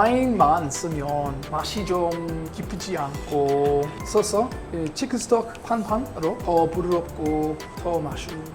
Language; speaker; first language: Korean; early bilingual, heritage; Korean